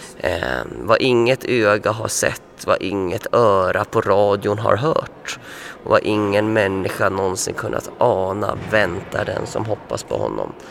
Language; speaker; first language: Swedish; native; Swedish